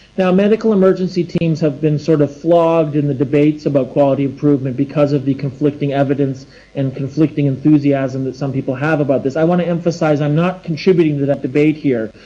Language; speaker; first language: English; native; English